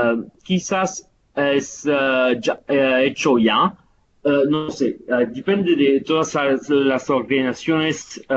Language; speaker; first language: Spanish; non-native, fluent; Italian